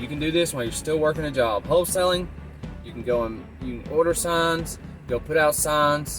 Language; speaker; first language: English; native; English